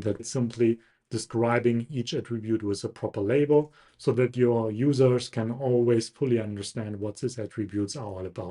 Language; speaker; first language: English; non-native, fluent; German